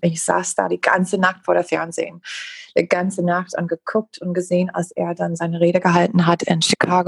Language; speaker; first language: German; non-native, fluent; English